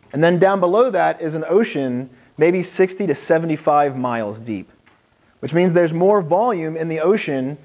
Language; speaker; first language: English; native; English